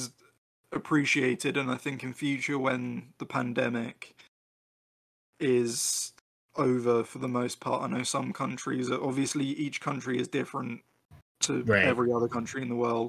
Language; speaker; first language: English; native; English